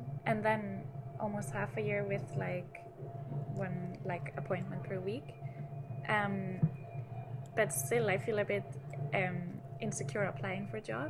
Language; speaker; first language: English; non-native, fluent; Icelandic